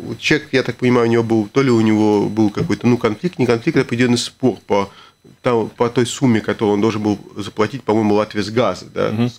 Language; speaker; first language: Russian; native; Russian